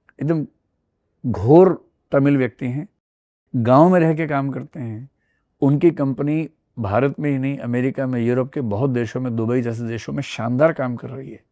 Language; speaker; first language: Hindi; native; Hindi